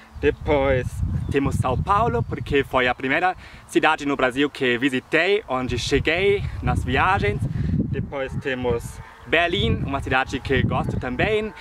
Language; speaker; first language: Portuguese; non-native, fluent; German